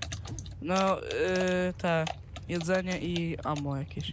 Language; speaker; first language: Polish; native; Polish